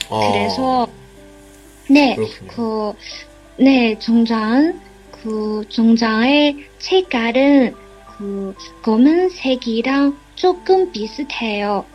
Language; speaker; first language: Korean; non-native, learner; Chinese